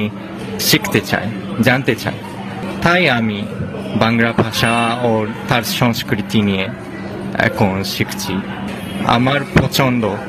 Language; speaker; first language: Bangla; non-native, learner; Japanese